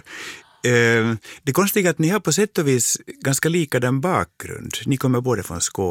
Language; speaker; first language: Swedish; native; Swedish